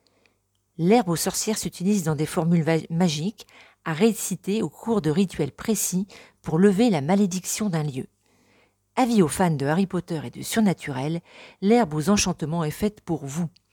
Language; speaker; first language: French; native; French